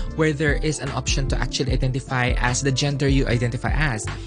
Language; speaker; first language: English; non-native, local second language; Filipino